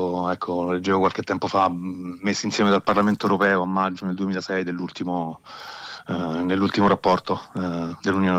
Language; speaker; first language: Italian; native; Italian